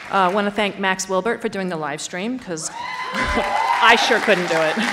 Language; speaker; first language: English; native; English